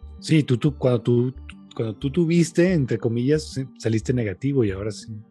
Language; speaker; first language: Spanish; native; Spanish